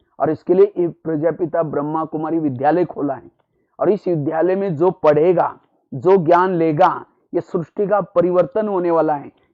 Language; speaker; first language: Hindi; non-native, local second language; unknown